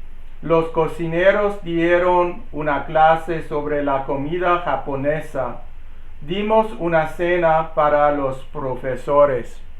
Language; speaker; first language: Spanish; non-native, learner; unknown